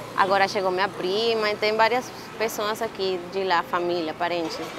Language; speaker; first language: Portuguese; non-native, learner; Spanish